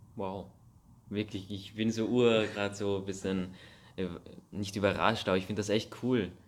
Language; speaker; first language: German; native; German